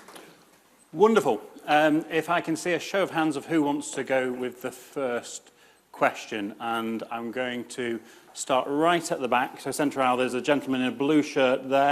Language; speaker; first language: English; native; English